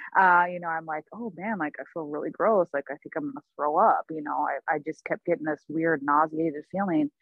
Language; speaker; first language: English; native; English